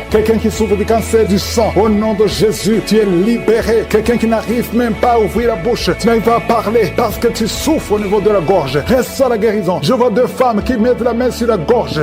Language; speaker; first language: French; non-native, local second language; Rundi